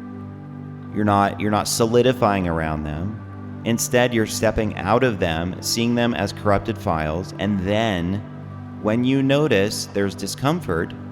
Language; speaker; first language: English; native; English